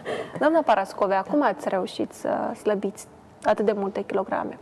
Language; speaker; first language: Romanian; native; Romanian